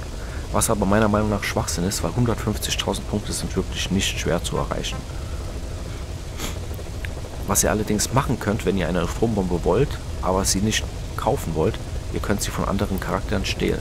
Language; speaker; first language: German; native; German